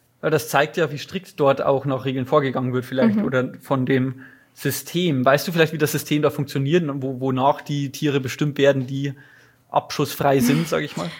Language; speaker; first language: German; native; German